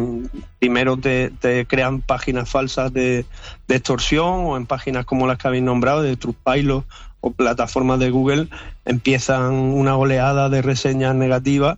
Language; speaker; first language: Spanish; native; Spanish